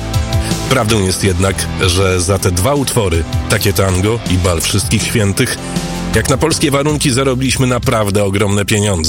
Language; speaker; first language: Polish; native; Polish